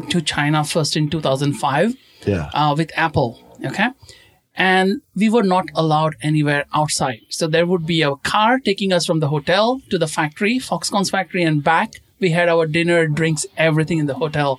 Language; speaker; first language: English; non-native, local second language; Konkani